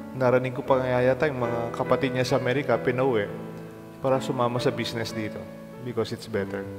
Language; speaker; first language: Filipino; non-native, local second language; Pampanga